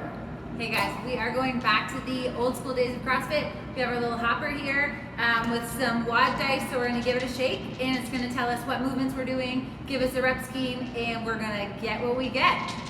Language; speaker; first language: English; native; English